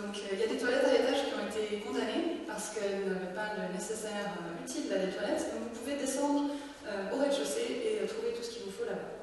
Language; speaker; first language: French; native; French